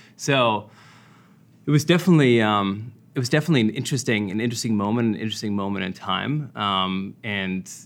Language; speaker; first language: English; non-native, fluent; German